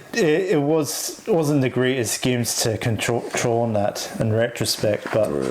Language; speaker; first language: English; native; English